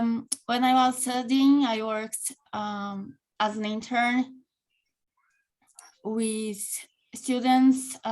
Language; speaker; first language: English; non-native, local second language; Portuguese